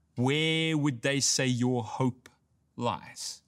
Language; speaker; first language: English; native; English